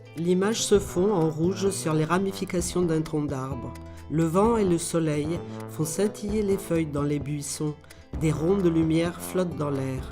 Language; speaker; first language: French; native; French